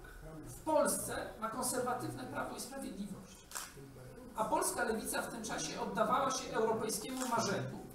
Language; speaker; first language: Polish; native; Polish